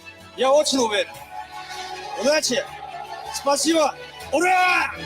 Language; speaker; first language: Russian; non-native, learner; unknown